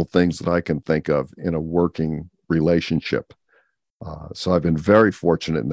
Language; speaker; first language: English; native; English